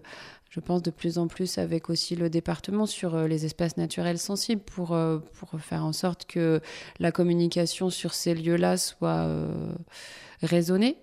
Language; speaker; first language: French; native; French